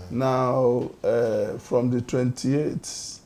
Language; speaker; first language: English; non-native, local second language; Yoruba